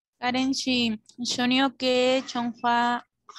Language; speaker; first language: Korean; non-native, learner; Spanish